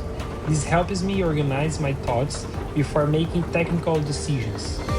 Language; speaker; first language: English; non-native, fluent; Portuguese